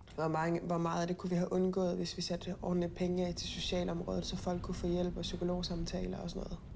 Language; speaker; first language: Danish; native; Danish